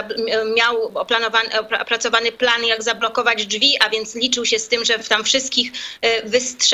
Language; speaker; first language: Polish; non-native, fluent; Chinese